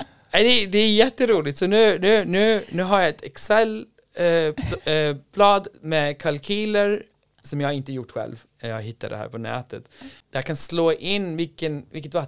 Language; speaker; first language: Swedish; non-native, fluent; Icelandic